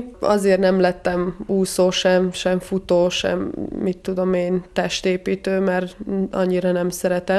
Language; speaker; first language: Hungarian; non-native, fluent; Serbian